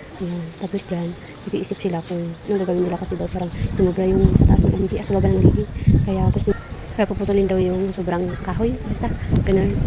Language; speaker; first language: Filipino; non-native, local second language; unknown